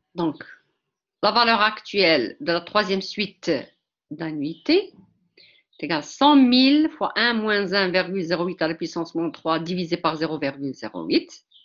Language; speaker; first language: French; non-native, local second language; Arabic